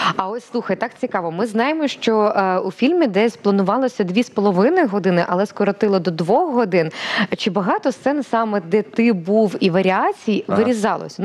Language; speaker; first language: Ukrainian; native; Ukrainian